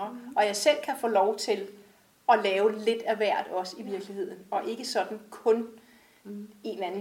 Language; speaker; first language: Danish; native; Danish